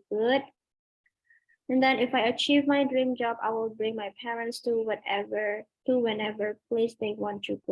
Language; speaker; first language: English; non-native, fluent; Indonesian